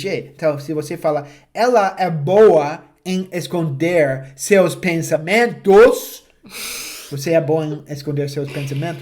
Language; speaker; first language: Portuguese; non-native, fluent; English